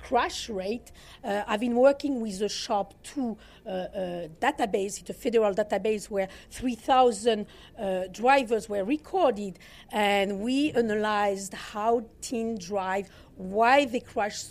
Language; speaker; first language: English; non-native, fluent; French